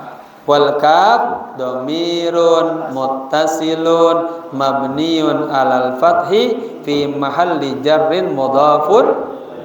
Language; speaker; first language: Arabic; non-native, fluent; Indonesian